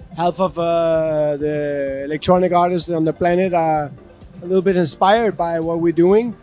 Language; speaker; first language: English; non-native, fluent; Danish